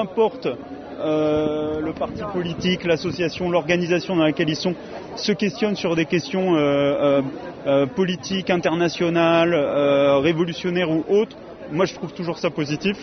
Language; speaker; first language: French; native; French